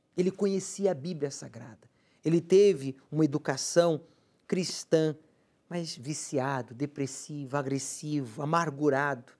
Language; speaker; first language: Portuguese; native; Portuguese